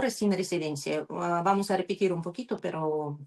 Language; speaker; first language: Spanish; non-native, learner; Russian